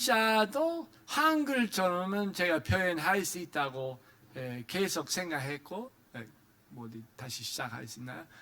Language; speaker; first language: Korean; non-native, fluent; English